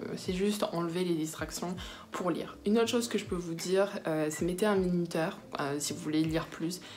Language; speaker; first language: French; early bilingual, other home language; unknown